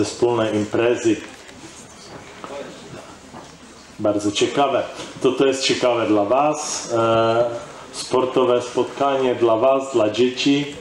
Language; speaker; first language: Polish; non-native, learner; Czech